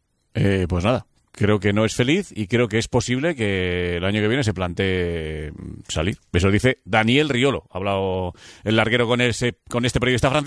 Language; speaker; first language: Spanish; native; Spanish